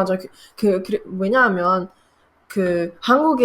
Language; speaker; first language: Korean; non-native, learner; French